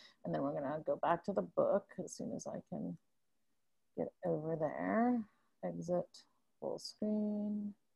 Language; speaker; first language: English; native; English